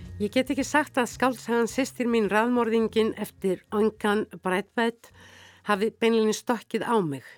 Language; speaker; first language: Icelandic; native; Icelandic